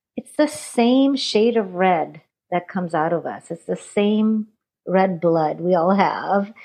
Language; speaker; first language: English; non-native, fluent; Hindi